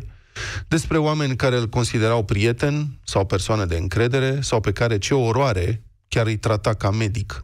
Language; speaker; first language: Romanian; native; Romanian